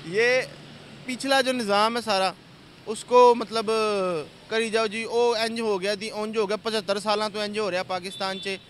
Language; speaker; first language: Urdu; non-native, local second language; Punjabi